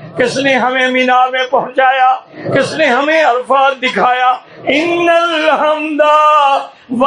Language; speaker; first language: Urdu; non-native, local second language; Saraiki